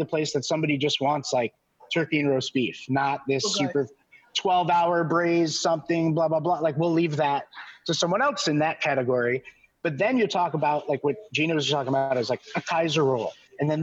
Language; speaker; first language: English; native; English